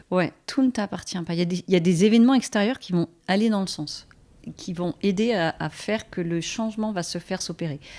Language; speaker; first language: French; native; French